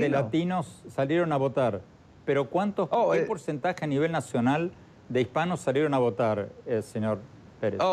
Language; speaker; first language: Spanish; native; Spanish